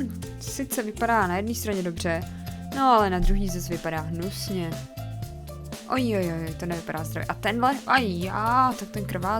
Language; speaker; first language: Czech; native; Czech